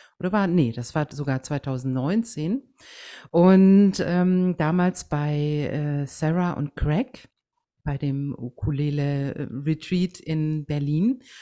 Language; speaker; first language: German; native; German